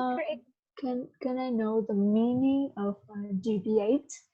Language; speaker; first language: English; non-native, learner; Vietnamese